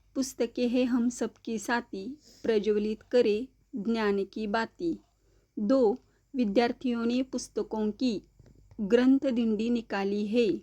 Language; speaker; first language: Hindi; non-native, local second language; Marathi